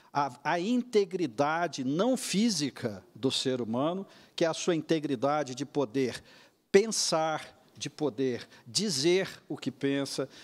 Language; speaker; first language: Portuguese; native; Portuguese